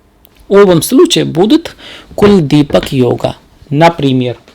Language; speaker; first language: Russian; non-native, learner; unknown